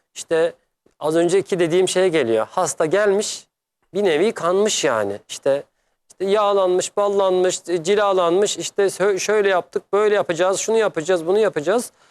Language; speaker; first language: Turkish; native; Turkish